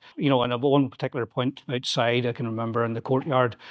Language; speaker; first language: English; native; English